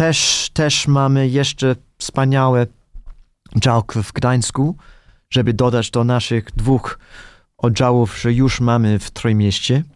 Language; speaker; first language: Polish; non-native, fluent; English